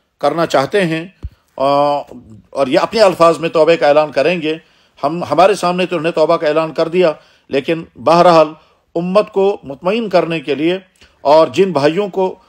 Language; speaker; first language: Urdu; non-native, local second language; Kashmiri